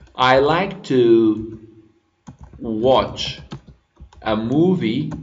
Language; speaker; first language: English; non-native, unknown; Persian